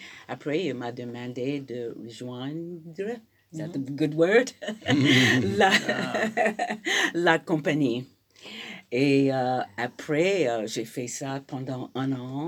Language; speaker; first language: French; non-native, fluent; English